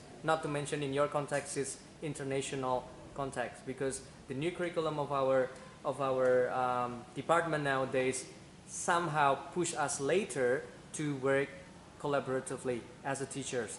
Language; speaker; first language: English; non-native, fluent; Indonesian